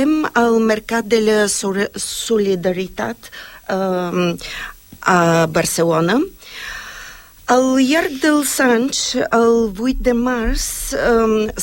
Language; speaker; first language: Spanish; non-native, fluent; Bulgarian